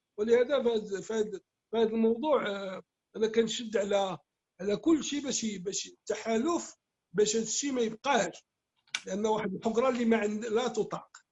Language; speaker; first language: Arabic; native; Arabic